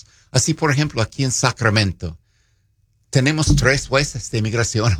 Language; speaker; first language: Spanish; non-native, fluent; English